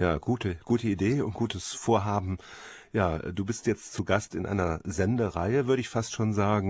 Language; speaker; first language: German; native; German